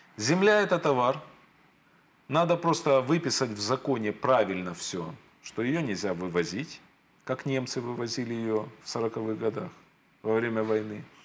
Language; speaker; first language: Russian; native; Russian